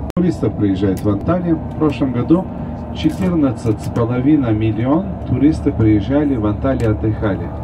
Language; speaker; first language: Russian; non-native, fluent; Turkish